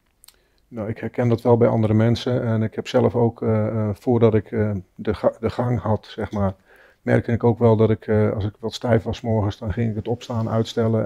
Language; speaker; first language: Dutch; native; Dutch